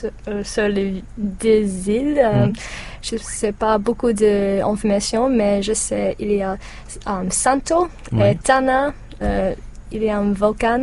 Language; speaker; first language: French; non-native, learner; English